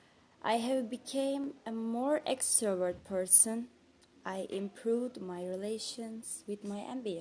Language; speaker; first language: English; non-native, fluent; Turkish